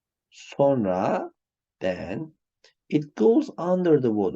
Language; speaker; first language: English; non-native, fluent; Turkish